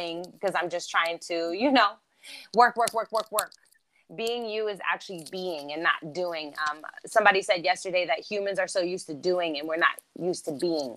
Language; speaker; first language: English; non-native, fluent; German